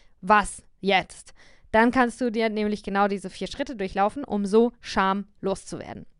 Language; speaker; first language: German; native; German